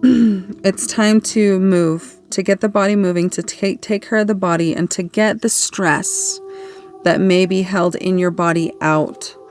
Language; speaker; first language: English; native; English